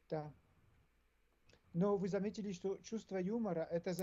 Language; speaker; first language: Russian; non-native, learner; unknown